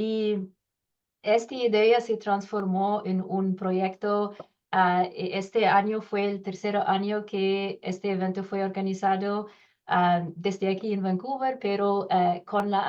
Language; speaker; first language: Spanish; non-native, learner; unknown